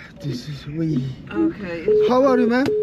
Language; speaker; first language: English; non-native, learner; Turkish